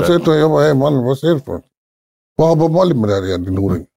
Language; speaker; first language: Swedish; early bilingual, other home language; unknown